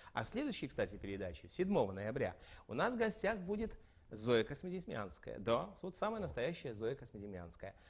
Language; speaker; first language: Russian; native; Russian